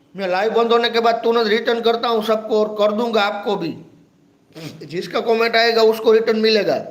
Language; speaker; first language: Hindi; non-native, local second language; Gujarati